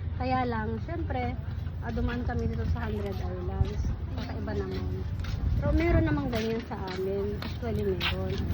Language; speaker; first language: Filipino; non-native, local second language; Iloko